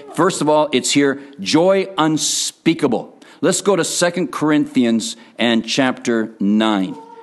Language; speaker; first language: English; native; English